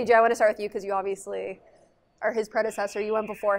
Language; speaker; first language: English; native; English